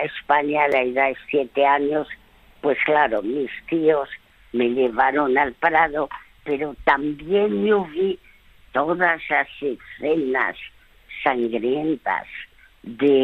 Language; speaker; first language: Spanish; early bilingual, other home language; French